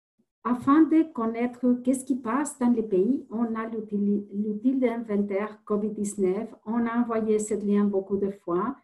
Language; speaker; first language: French; non-native, fluent; Spanish